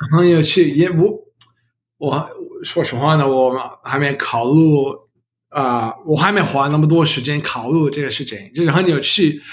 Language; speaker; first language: Chinese; non-native, learner; English